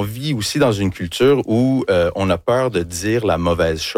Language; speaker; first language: French; early bilingual, heritage; French